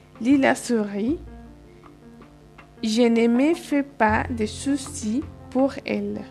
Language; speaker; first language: French; non-native, fluent; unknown